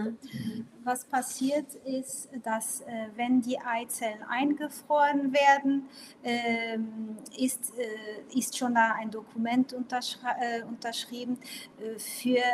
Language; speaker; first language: German; non-native, local second language; Portuguese